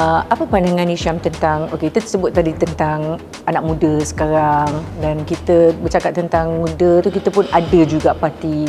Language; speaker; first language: Malay; native; Malay